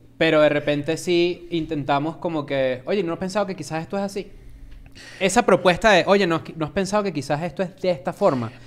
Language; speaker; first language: Spanish; native; Spanish